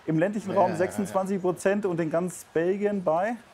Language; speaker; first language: German; native; German